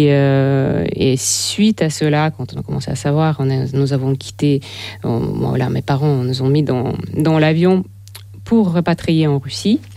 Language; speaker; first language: French; non-native, fluent; Russian